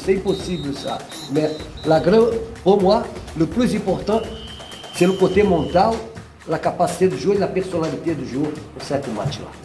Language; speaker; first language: French; non-native, fluent; Portuguese